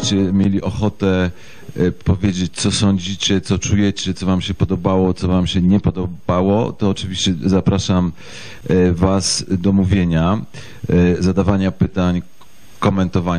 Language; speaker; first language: Polish; native; Polish